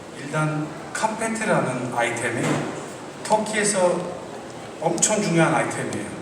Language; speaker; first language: Korean; non-native, fluent; Turkish